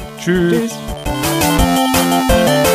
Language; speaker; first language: German; native; German